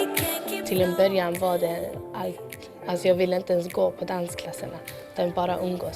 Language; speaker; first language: Swedish; early bilingual, other home language; Albanian